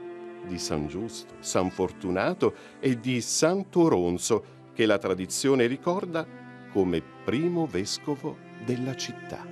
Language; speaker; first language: Italian; native; Italian